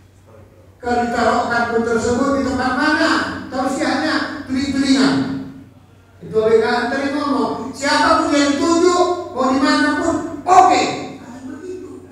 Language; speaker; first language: Indonesian; native; Indonesian